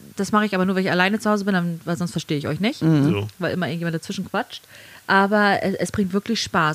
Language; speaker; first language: German; native; German